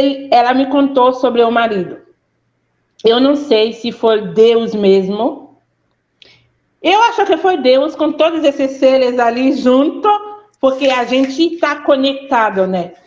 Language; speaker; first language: Portuguese; non-native, fluent; Haitian Creole